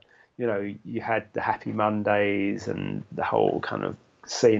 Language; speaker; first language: English; native; English